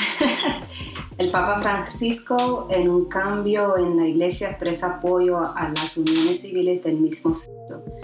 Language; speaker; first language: Spanish; early bilingual, heritage; Spanish